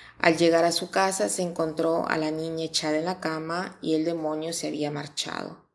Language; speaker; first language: Spanish; non-native, fluent; Italian